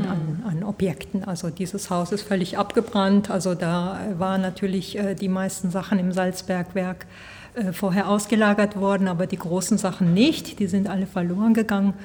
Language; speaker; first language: German; early bilingual, heritage; Spanish